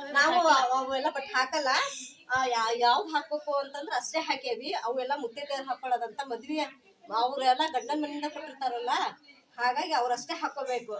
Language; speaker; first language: Kannada; non-native, local second language; Lambadi